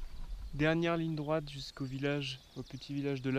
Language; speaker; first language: French; native; French